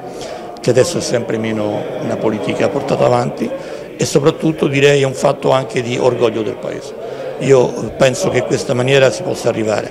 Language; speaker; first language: Italian; native; Italian